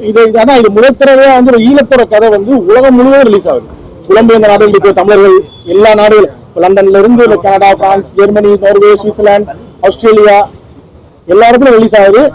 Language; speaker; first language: Tamil; native; Tamil